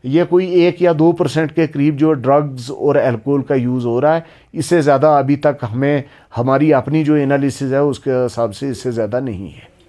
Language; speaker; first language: Hindi; non-native, local second language; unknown